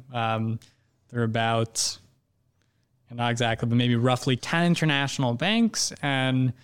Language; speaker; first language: English; native; English